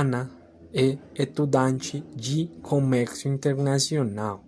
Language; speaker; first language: Portuguese; non-native, fluent; Spanish